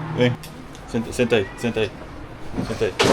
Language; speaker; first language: Portuguese; non-native, learner; Korean